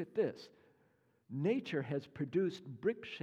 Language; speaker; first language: English; native; English